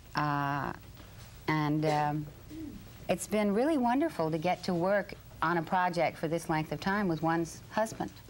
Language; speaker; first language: English; native; English